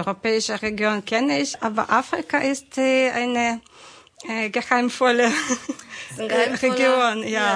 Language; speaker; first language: German; non-native, fluent; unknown